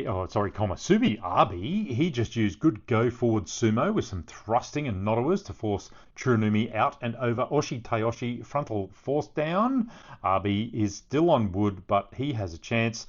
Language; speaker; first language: English; native; English